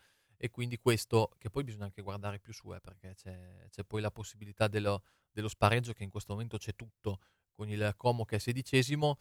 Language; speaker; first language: Italian; native; Italian